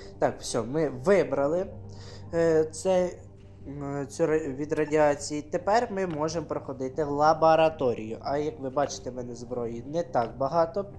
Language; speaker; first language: Ukrainian; non-native, local second language; Russian